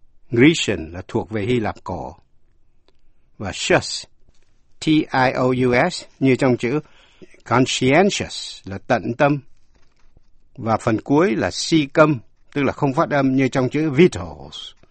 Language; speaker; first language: Vietnamese; native; Vietnamese